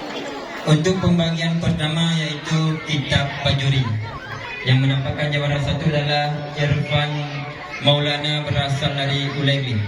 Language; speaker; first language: Indonesian; non-native, local second language; Achinese